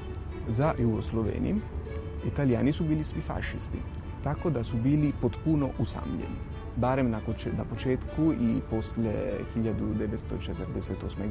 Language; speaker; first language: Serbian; non-native, fluent; Italian